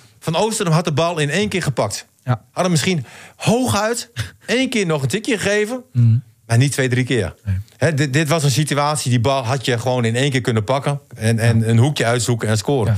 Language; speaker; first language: Dutch; native; Dutch